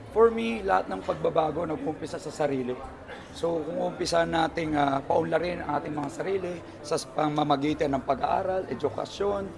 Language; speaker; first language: Filipino; native; Filipino